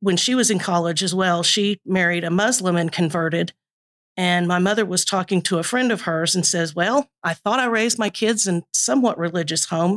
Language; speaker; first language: English; native; English